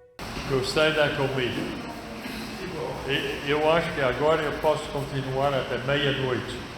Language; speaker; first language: Portuguese; non-native, fluent; English